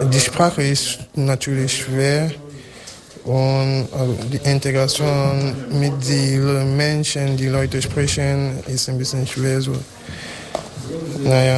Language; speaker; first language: German; non-native, learner; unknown